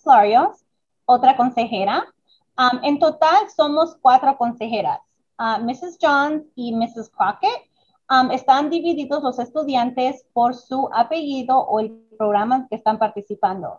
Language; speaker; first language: Spanish; early bilingual, other home language; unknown